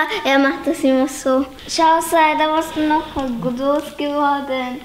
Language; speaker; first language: German; early bilingual, other home language; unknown